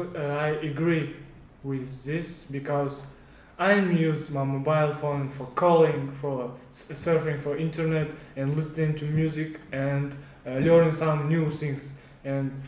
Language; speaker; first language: English; non-native, learner; Kazakh